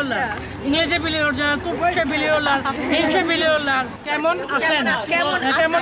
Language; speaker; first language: Turkish; non-native, fluent; Bangla